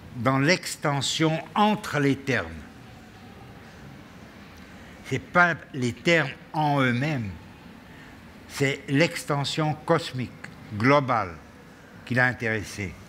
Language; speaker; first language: French; non-native, fluent; German